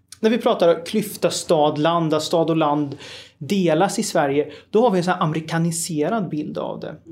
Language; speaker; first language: Swedish; native; Swedish